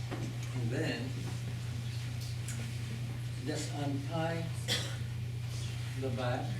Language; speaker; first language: English; non-native, fluent; Japanese